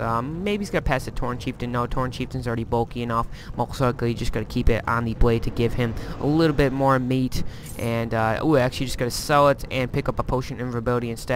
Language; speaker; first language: English; native; English